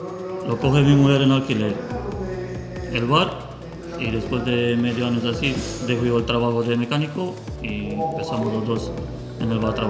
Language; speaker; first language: Spanish; non-native, fluent; Romanian